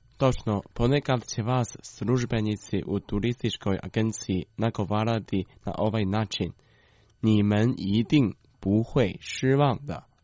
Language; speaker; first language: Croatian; non-native, fluent; Chinese